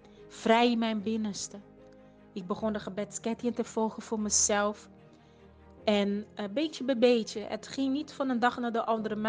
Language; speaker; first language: Dutch; non-native, fluent; Portuguese